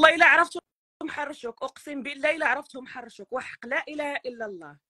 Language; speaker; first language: Arabic; native; Arabic